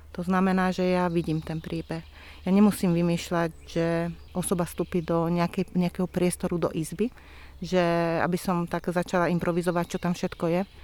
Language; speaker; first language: Slovak; non-native, local second language; Hungarian